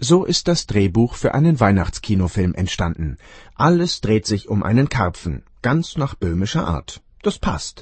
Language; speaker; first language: German; native; German